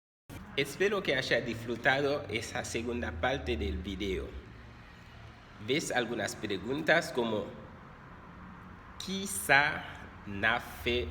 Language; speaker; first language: Spanish; non-native, fluent; Haitian Creole